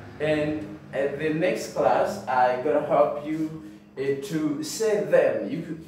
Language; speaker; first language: English; non-native, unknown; Haitian Creole